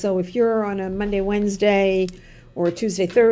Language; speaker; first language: English; native; English